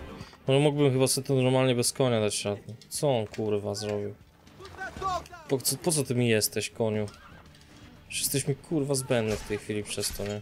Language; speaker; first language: Polish; native; Polish